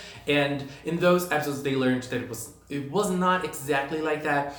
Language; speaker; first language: English; non-native, fluent; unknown